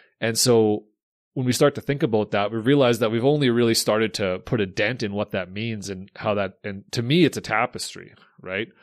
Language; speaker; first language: English; native; English